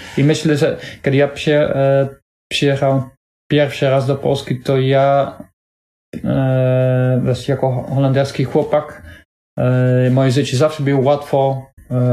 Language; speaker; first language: Polish; non-native, learner; Dutch